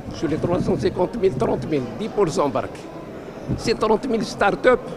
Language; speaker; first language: French; non-native, local second language; Arabic